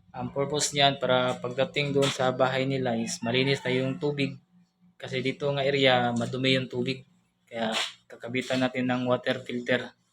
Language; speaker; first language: Filipino; non-native, local second language; Cebuano